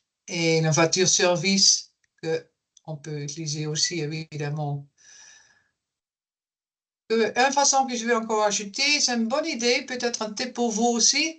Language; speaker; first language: French; non-native, fluent; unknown